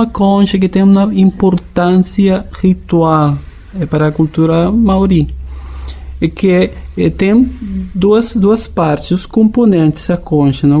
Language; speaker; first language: Portuguese; non-native, fluent; Spanish